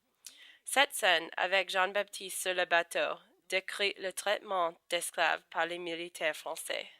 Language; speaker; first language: French; non-native, fluent; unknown